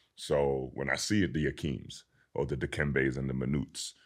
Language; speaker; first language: English; native; English